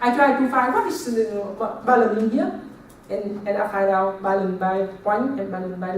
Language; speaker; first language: English; non-native, learner; Vietnamese